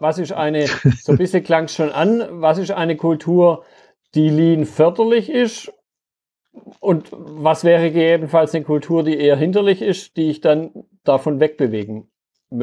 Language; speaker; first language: German; native; German